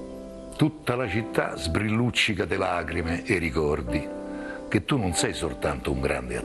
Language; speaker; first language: Italian; native; Italian